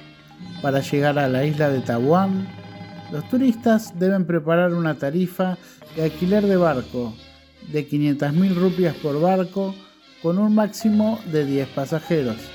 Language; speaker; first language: Spanish; non-native, fluent; Indonesian